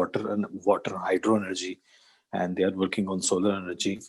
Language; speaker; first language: English; non-native, learner; Urdu